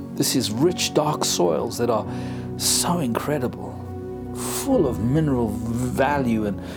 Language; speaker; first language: English; native; English